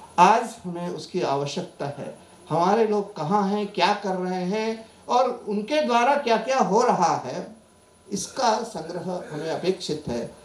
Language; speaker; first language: Hindi; non-native, local second language; Marathi